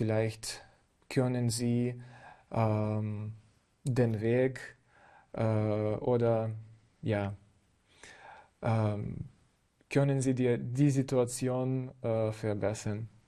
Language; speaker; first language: German; non-native, fluent; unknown